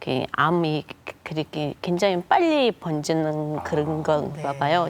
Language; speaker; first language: Korean; non-native, fluent; Mongolian